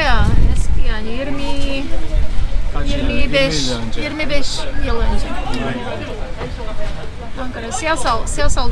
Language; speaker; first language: Turkish; non-native, fluent; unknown